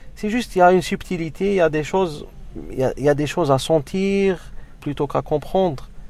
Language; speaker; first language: French; non-native, local second language; Arabic